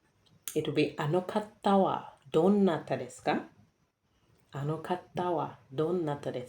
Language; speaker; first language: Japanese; non-native, fluent; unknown